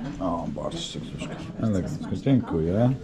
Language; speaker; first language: Polish; non-native, fluent; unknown